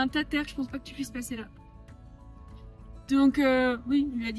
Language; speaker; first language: French; native; French